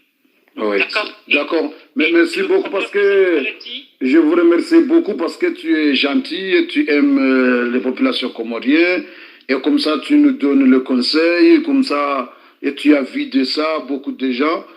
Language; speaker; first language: French; non-native, local second language; Comorian